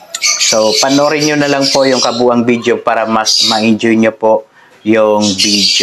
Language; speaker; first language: Filipino; native; Filipino